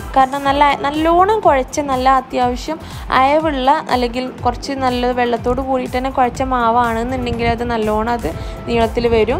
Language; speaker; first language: Malayalam; native; Malayalam